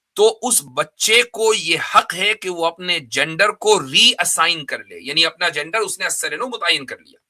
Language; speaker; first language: Urdu; native; Urdu